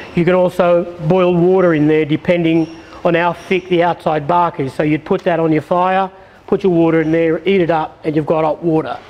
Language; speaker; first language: English; native; English